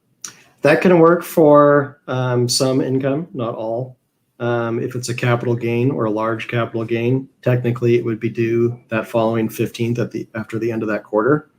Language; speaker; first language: English; native; English